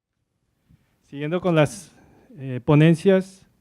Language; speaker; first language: Spanish; native; Spanish